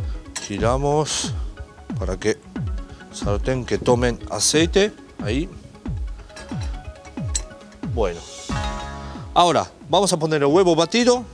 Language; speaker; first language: Spanish; non-native, learner; Japanese